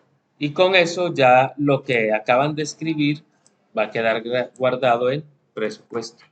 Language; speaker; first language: Spanish; native; Spanish